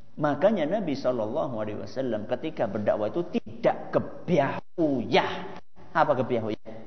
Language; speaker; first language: Indonesian; non-native, local second language; Javanese